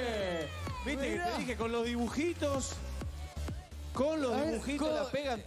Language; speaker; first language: Spanish; native; Spanish